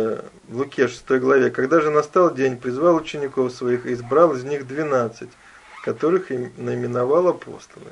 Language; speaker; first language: Russian; native; Russian